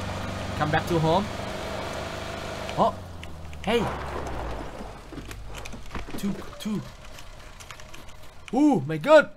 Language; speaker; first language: English; non-native, learner; Thai